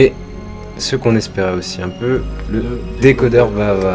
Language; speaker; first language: French; native; French